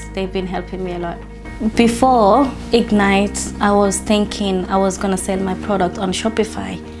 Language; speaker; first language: English; non-native, fluent; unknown